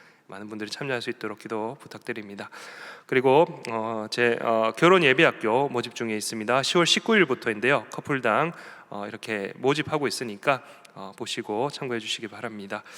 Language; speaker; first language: Korean; native; Korean